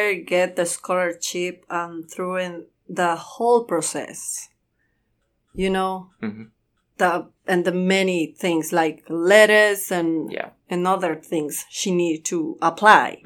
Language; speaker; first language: English; non-native, learner; Spanish